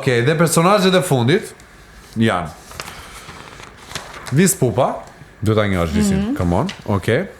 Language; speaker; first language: Albanian; native; Albanian